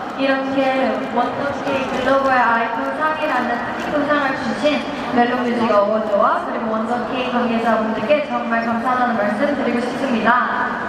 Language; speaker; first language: Korean; native; Korean